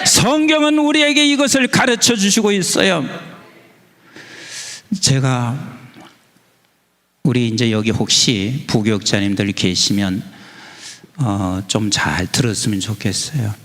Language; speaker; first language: Korean; native; Korean